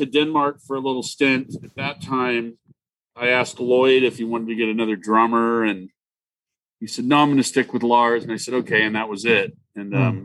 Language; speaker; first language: English; native; English